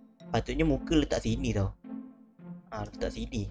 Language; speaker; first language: Malay; native; Malay